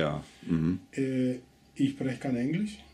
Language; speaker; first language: German; non-native, learner; Spanish